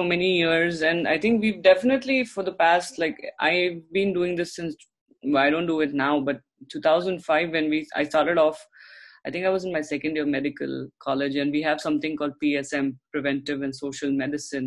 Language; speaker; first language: English; non-native, local second language; Hindi